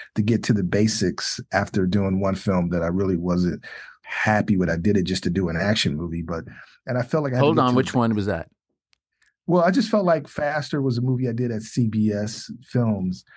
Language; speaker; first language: English; native; English